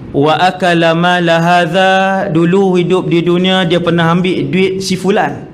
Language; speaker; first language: Malay; native; Malay